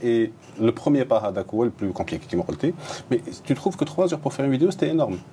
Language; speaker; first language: French; non-native, local second language; Arabic